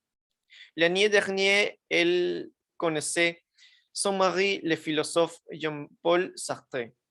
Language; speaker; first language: French; non-native, learner; Spanish